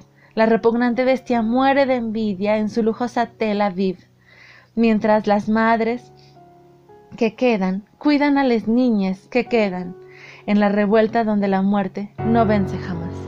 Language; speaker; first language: Spanish; native; Spanish